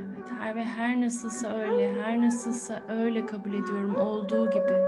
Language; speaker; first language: Turkish; native; Turkish